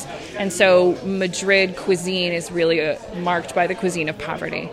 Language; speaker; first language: English; native; English